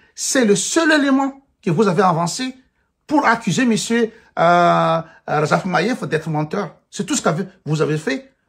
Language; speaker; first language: French; non-native, local second language; Malagasy